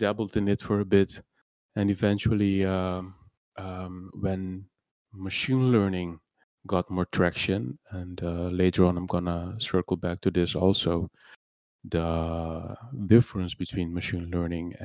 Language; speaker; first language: English; non-native, fluent; Papiamento